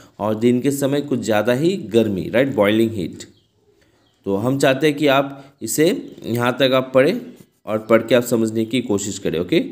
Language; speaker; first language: Hindi; non-native, local second language; Bangla